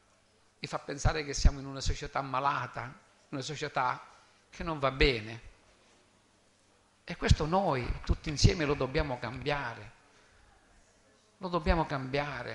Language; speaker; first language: Italian; native; Italian